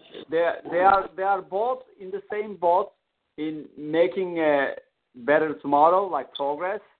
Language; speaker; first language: English; non-native, fluent; Turkish